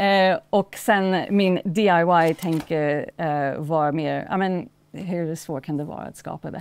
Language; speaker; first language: Swedish; non-native, fluent; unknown